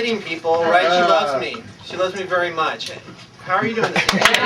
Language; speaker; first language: English; native; English